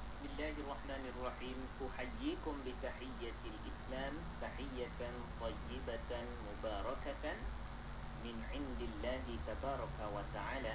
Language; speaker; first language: Arabic; non-native, fluent; Malay